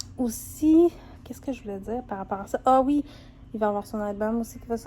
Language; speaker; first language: French; native; French